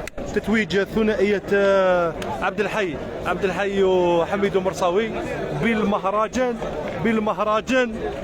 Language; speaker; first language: Arabic; native; Arabic